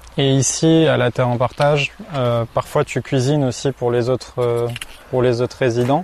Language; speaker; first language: French; native; French